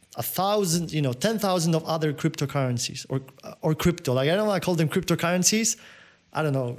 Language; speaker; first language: English; non-native, fluent; Polish